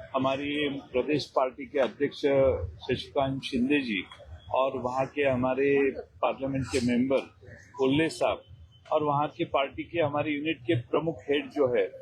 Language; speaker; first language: Hindi; non-native, local second language; Marathi